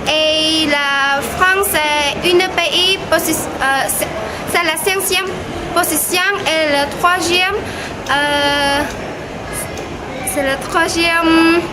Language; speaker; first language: French; non-native, learner; Khmer